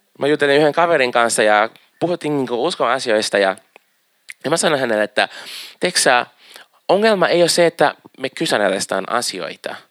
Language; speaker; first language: Finnish; non-native, fluent; Portuguese